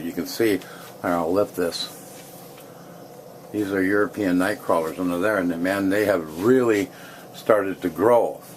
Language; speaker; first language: English; native; English